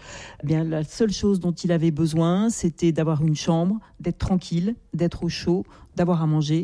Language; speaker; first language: French; native; French